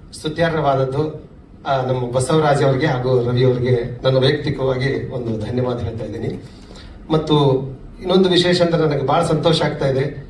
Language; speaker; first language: Kannada; native; Kannada